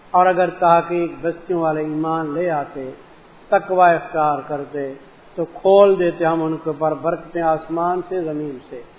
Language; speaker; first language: Urdu; non-native, local second language; Sindhi